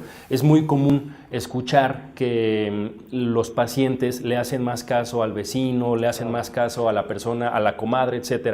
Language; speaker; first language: Spanish; native; Spanish